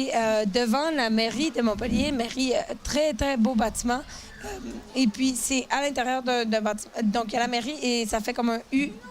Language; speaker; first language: French; native; French